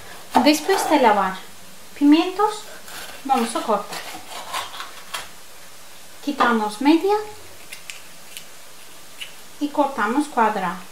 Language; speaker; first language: Spanish; non-native, learner; Turkish